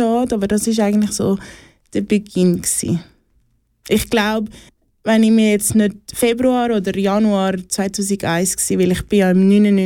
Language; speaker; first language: German; native; German